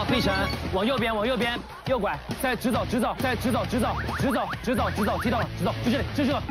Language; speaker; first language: Chinese; native; Chinese